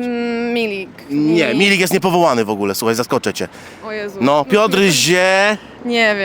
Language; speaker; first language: Polish; native; Polish